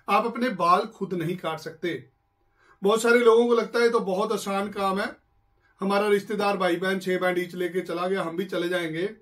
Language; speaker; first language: Hindi; non-native, local second language; Punjabi